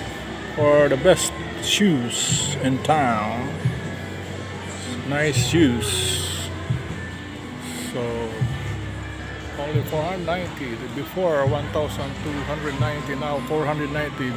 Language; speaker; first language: English; non-native, local second language; Filipino